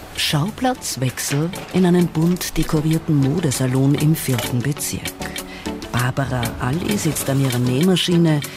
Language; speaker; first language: German; native; German